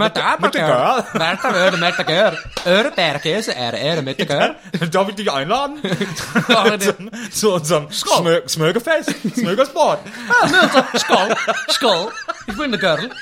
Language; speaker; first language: German; native; German